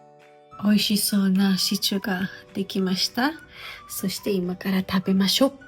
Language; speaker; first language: Japanese; non-native, fluent; Georgian